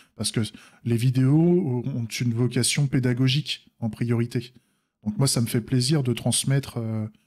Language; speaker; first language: French; native; French